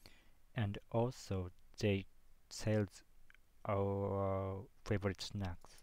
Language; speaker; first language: English; non-native, learner; Japanese